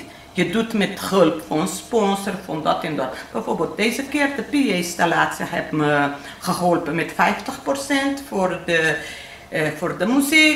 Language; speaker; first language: Dutch; non-native, learner; Portuguese